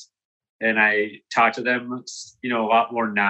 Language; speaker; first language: English; native; English